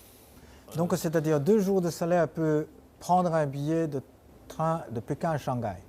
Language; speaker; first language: French; non-native, fluent; Chinese